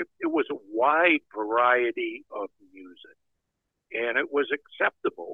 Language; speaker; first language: English; native; English